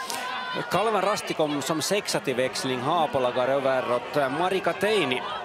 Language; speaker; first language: Swedish; native; Swedish